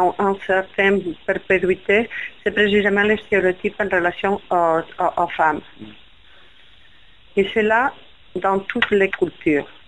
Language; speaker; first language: French; non-native, fluent; Spanish